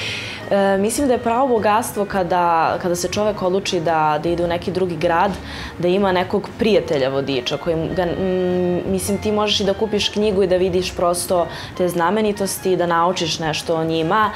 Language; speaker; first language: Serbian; early bilingual, heritage; Serbian